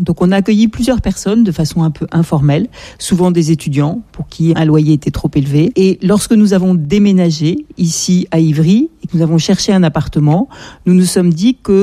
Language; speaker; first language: French; native; French